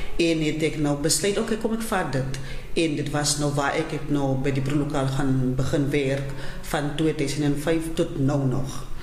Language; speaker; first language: Afrikaans; non-native, local second language; Southern Sotho